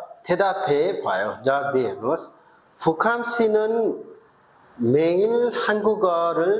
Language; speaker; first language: Korean; non-native, learner; Nepali